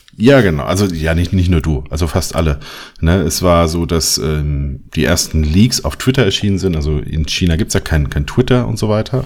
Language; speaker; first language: German; native; German